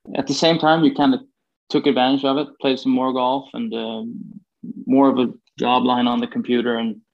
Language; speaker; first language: English; non-native, fluent; Swedish